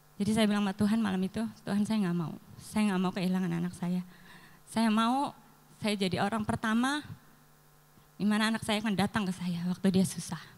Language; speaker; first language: Indonesian; native; Indonesian